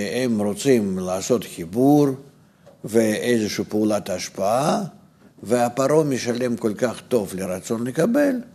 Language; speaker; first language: Hebrew; non-native, fluent; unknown